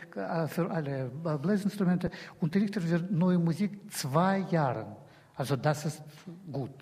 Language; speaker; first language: German; non-native, fluent; Russian